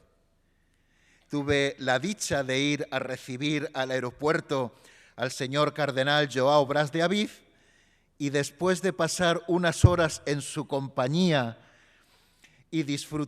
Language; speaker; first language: Spanish; native; Spanish